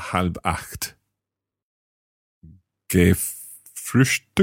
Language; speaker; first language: German; non-native, learner; English